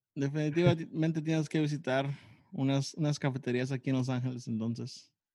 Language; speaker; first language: Spanish; native; Spanish